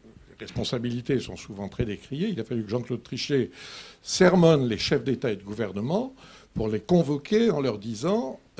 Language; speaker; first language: French; native; French